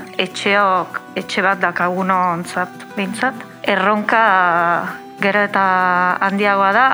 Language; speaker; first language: Basque; non-native, fluent; Italian